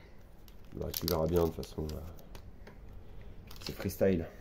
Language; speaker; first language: French; native; French